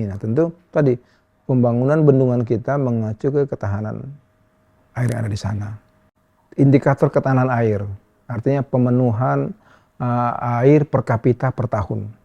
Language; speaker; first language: Indonesian; native; Indonesian